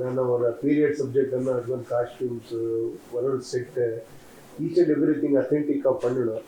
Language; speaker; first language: Tamil; non-native, learner; Kannada